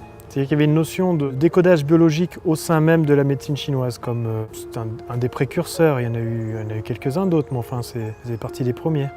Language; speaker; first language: French; native; French